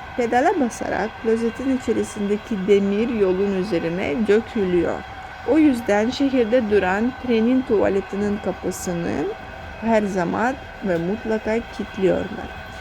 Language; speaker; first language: Turkish; non-native, fluent; Russian